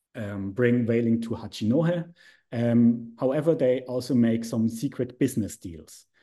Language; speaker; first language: English; non-native, fluent; Swiss German